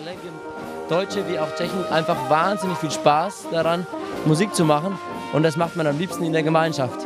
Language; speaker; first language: German; native; German